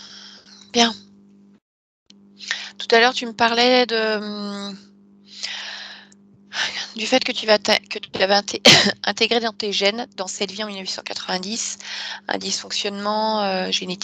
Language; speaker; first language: French; native; French